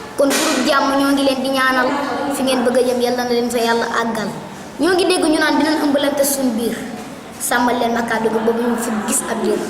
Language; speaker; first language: Wolof; native; Wolof